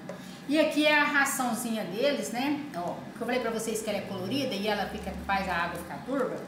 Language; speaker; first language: Portuguese; native; Portuguese